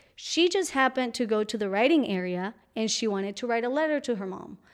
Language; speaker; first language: English; non-native, fluent; Spanish